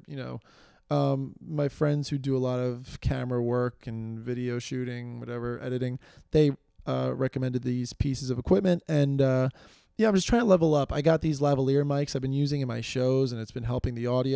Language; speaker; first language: English; native; English